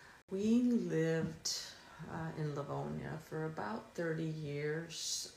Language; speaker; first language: English; early bilingual, other home language; Spanish